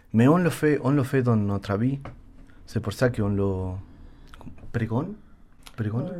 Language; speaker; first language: French; non-native, learner; Spanish